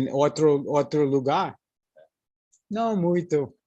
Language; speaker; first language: Portuguese; non-native, learner; English